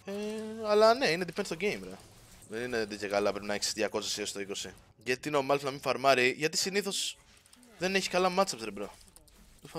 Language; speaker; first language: Greek; native; Greek